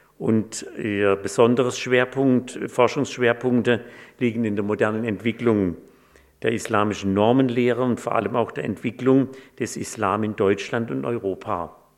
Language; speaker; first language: German; native; German